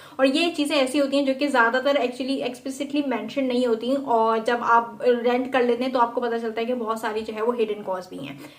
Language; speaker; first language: Urdu; native; Urdu